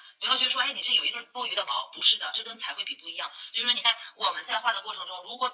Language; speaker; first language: Chinese; native; Chinese